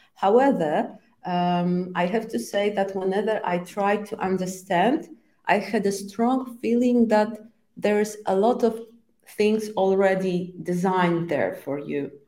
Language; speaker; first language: English; non-native, fluent; Polish